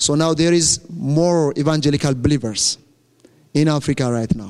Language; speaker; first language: English; non-native, fluent; Amharic